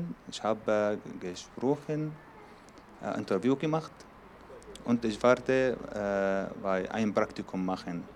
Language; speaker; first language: German; non-native, learner; Arabic